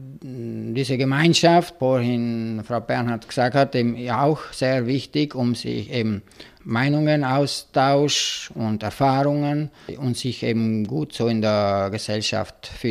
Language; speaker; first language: German; non-native, local second language; Italian